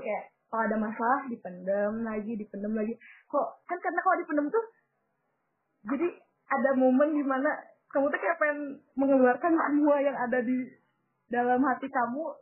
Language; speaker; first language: Indonesian; native; Indonesian